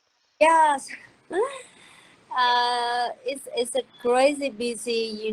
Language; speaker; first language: English; non-native, learner; Vietnamese